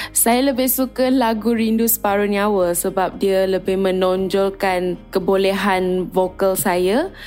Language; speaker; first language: Malay; native; Malay